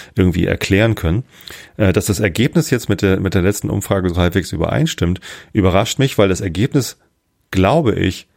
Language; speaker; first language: German; native; German